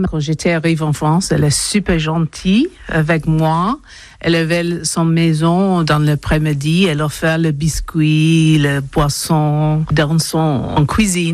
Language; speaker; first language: French; non-native, learner; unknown